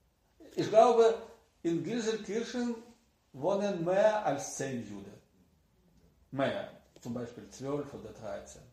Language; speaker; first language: German; non-native, learner; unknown